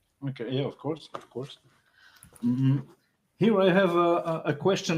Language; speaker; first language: English; non-native, learner; French